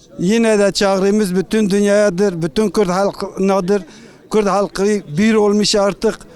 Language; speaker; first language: Turkish; non-native, local second language; Kurdish